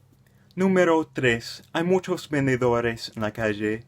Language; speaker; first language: Spanish; non-native, fluent; English